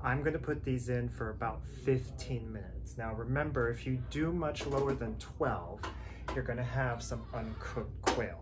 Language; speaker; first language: English; native; English